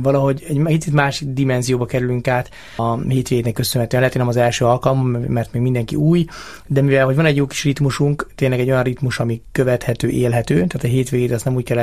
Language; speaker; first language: Hungarian; native; Hungarian